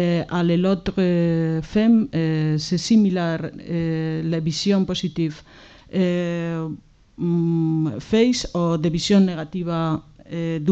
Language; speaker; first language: French; non-native, learner; Spanish